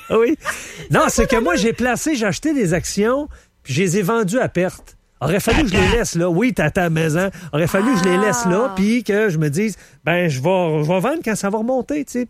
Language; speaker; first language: French; native; French